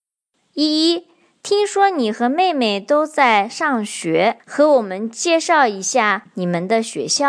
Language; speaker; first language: Chinese; native; Chinese